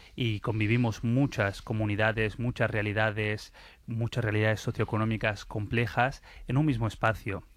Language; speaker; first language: Spanish; early bilingual, other home language; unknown